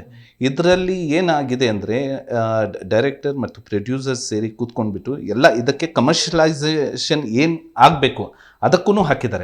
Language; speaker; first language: Kannada; non-native, local second language; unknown